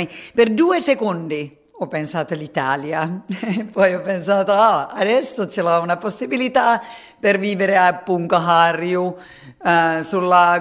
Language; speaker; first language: Italian; non-native, fluent; Finnish